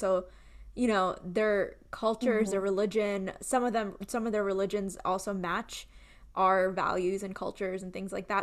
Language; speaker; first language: English; early bilingual, other home language; Gujarati